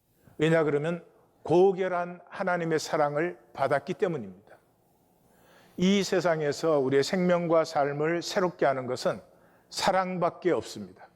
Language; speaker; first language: Korean; native; Korean